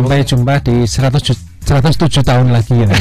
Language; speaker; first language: Indonesian; native; Indonesian